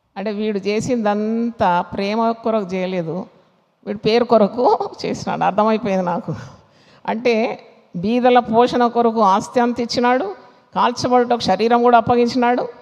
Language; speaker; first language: Telugu; non-native, fluent; Malayalam